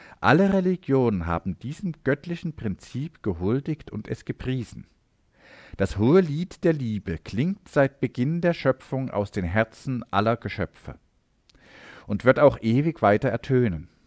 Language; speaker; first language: German; native; German